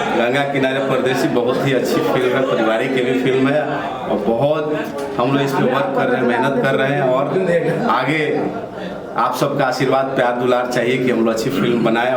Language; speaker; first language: Hindi; native; Hindi